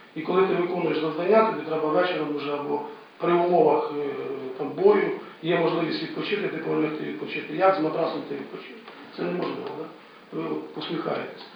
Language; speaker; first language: Ukrainian; non-native, local second language; Russian